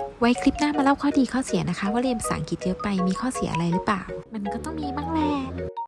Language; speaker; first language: Thai; native; Thai